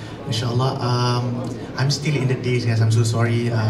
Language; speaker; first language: English; non-native, local second language; Malay